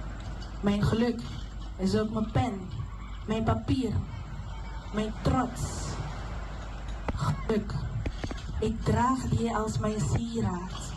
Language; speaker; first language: Dutch; non-native, local second language; Papiamento